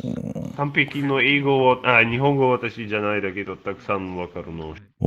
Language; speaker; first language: Japanese; non-native, learner; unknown